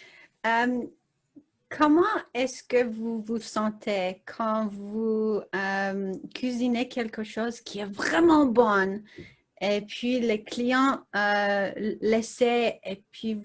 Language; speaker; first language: French; non-native, learner; English